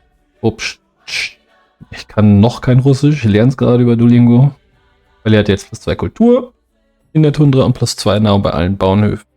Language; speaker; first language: German; native; German